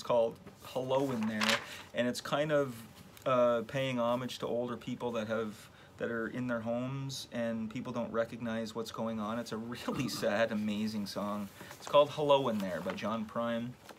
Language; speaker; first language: English; native; English